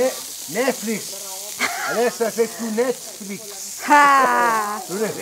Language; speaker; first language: Italian; native; Italian